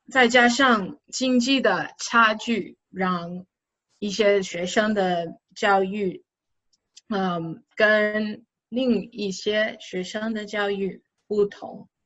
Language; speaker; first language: Chinese; non-native, fluent; English